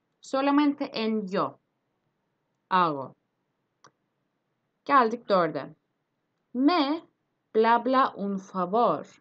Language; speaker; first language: Spanish; non-native, fluent; Turkish